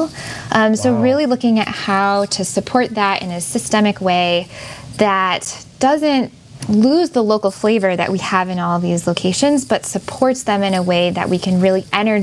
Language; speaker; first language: English; native; English